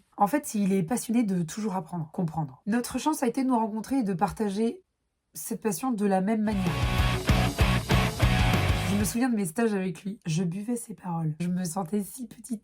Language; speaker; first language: French; native; French